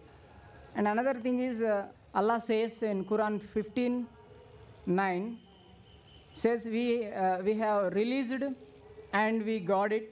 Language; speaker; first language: English; non-native, local second language; Tamil